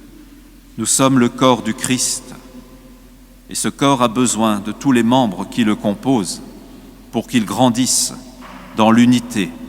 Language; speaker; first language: French; native; French